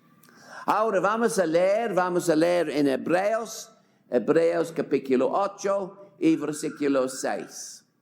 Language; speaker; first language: Spanish; non-native, fluent; English